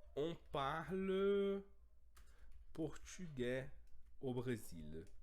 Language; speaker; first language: French; non-native, fluent; Portuguese